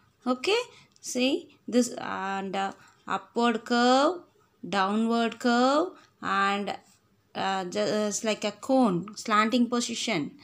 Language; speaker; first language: English; non-native, local second language; Tamil